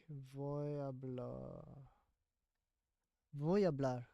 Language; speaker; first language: Spanish; non-native, learner; English